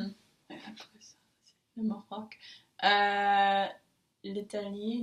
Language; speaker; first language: French; non-native, learner; English